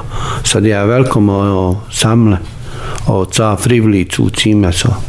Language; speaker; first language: Danish; non-native, learner; Bosnian